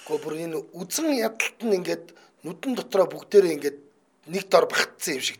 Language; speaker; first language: Mongolian; native; Mongolian